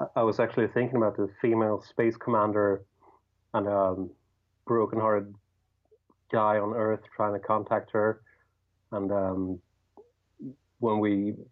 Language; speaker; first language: English; non-native, fluent; Swedish